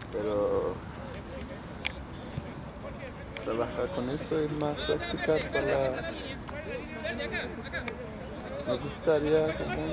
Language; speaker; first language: Spanish; non-native, learner; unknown